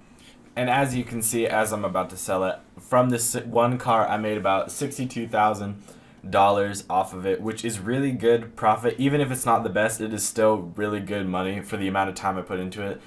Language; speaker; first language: English; native; English